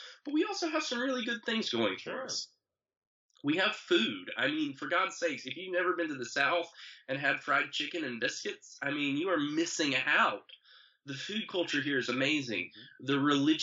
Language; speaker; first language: English; native; English